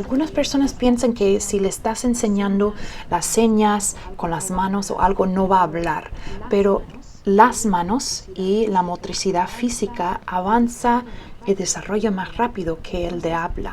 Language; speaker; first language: Spanish; early bilingual, heritage; Spanish